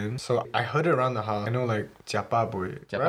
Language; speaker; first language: English; early bilingual, other home language; Chinese